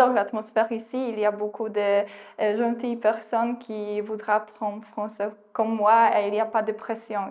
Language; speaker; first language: French; non-native, learner; Polish